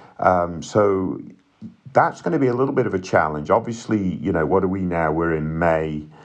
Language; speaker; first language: English; native; English